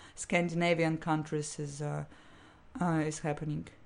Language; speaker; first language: English; non-native, fluent; Russian